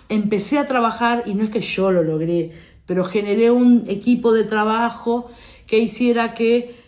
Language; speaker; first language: Spanish; native; Spanish